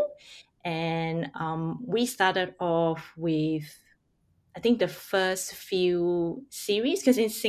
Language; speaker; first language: English; non-native, local second language; Hakka Chinese